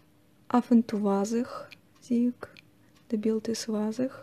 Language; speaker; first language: Dutch; non-native, learner; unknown